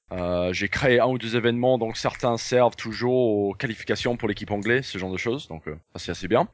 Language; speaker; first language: French; non-native, fluent; English